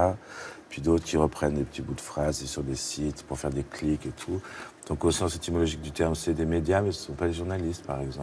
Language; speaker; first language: French; native; French